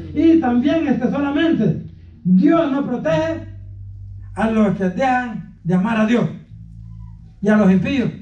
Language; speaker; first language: Spanish; native; Spanish